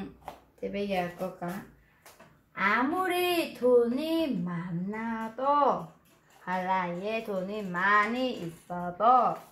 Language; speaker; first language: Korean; non-native, learner; Vietnamese